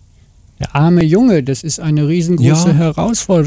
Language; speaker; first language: German; native; German